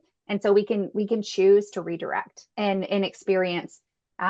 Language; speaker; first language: English; native; English